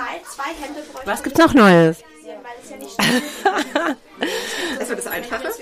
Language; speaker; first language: German; native; German